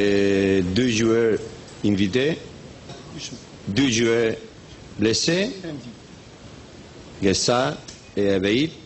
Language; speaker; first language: French; non-native, learner; Spanish